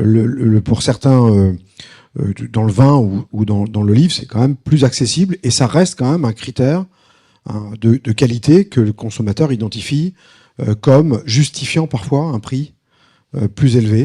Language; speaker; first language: French; native; French